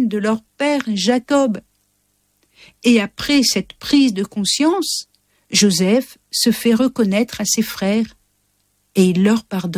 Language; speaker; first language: French; native; French